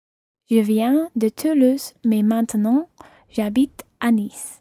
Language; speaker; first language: French; non-native, learner; English